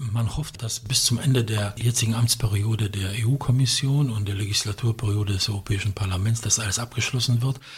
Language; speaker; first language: German; non-native, fluent; Polish